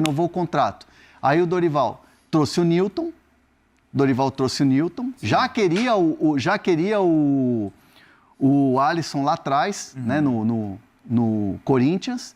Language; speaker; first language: Portuguese; native; Portuguese